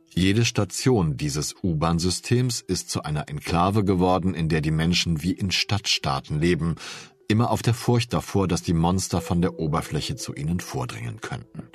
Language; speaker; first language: German; native; German